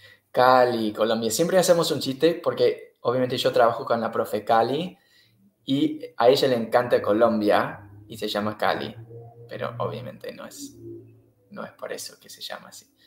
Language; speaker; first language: Spanish; non-native, fluent; English